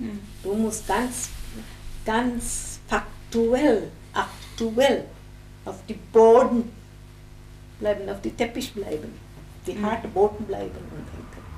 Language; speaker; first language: German; non-native, fluent; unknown